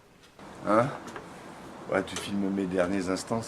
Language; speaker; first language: French; native; French